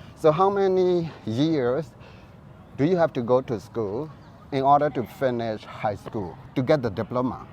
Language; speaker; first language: English; non-native, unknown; Burmese